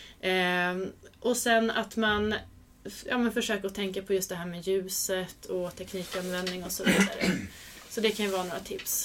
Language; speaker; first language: Swedish; native; Swedish